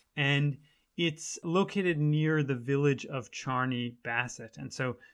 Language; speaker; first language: English; native; English